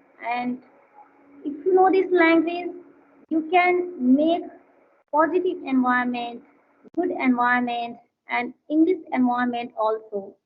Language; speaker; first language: English; non-native, learner; Hindi